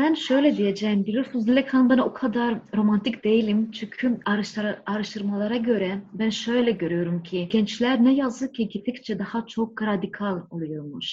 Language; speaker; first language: Turkish; non-native, fluent; Greek